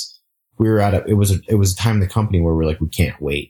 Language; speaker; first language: English; native; English